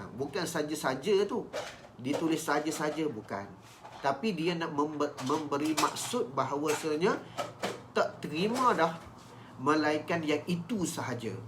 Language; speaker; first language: Malay; native; Malay